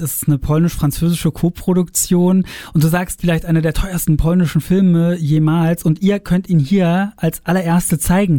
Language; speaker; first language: German; native; German